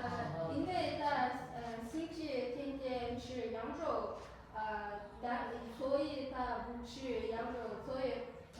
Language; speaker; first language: Chinese; non-native, learner; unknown